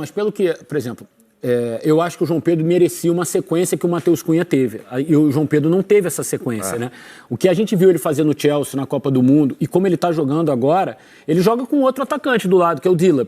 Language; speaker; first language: Portuguese; native; Portuguese